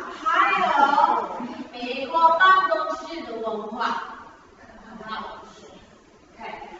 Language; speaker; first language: Chinese; non-native, fluent; English